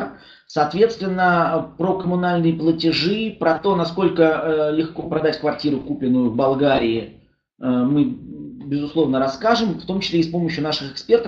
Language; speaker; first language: Russian; native; Russian